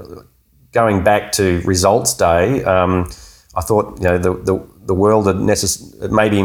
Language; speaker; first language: English; native; English